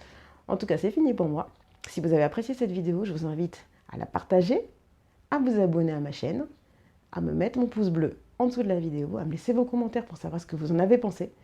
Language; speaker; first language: French; native; French